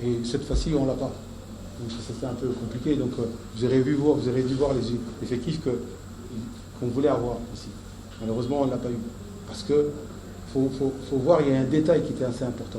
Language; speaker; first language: French; native; French